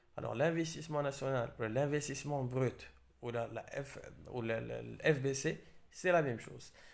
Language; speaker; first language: French; non-native, local second language; Arabic